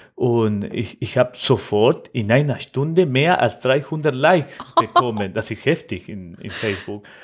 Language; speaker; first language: German; non-native, fluent; Spanish